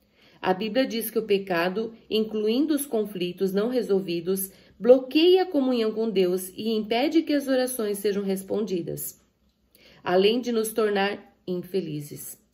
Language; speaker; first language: Portuguese; native; Portuguese